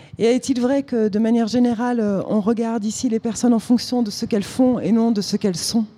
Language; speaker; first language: French; native; French